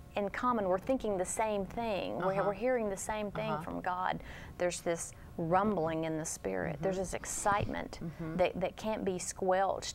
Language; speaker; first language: English; native; English